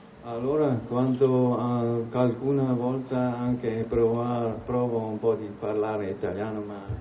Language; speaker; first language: Italian; non-native, learner; German